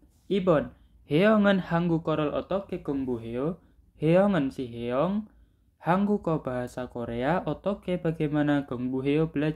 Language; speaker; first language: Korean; non-native, learner; Indonesian